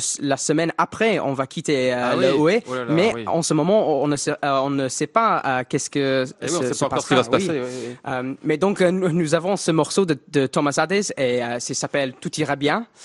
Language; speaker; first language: French; non-native, fluent; English